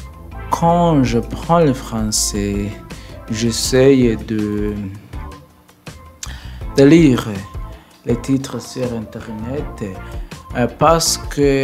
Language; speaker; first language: French; non-native, learner; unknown